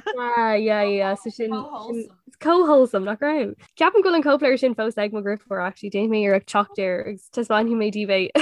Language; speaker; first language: Irish; non-native, local second language; English